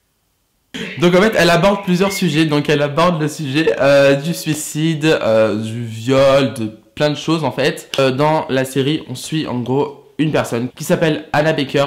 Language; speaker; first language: French; native; French